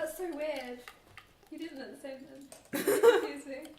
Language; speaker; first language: English; native; English